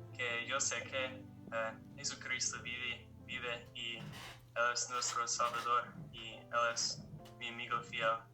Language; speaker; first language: Spanish; non-native, fluent; English